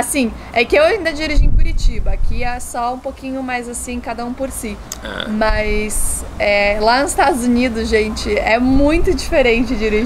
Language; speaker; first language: Portuguese; native; Portuguese